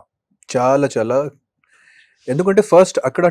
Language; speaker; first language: Telugu; non-native, fluent; Hindi